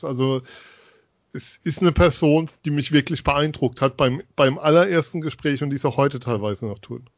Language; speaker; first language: German; native; German